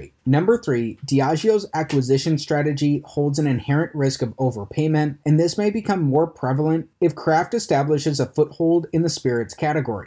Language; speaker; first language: English; native; English